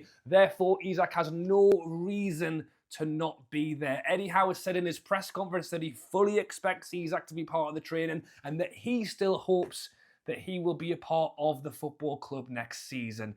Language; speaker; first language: English; native; English